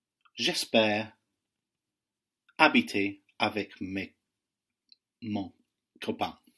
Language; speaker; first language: French; non-native, fluent; English